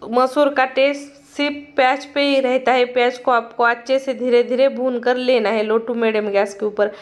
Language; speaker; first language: Hindi; non-native, local second language; Marathi